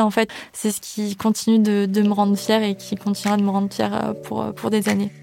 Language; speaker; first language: French; native; French